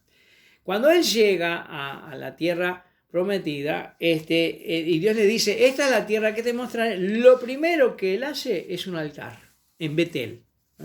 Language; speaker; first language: Spanish; native; Spanish